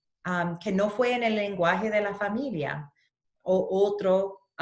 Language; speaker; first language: Spanish; early bilingual, heritage; Spanish